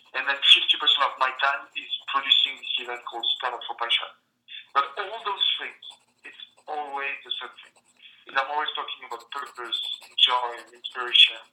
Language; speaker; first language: English; non-native, fluent; French